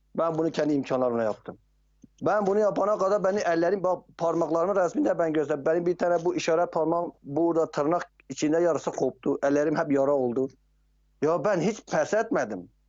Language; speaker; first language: Turkish; non-native, local second language; Kurdish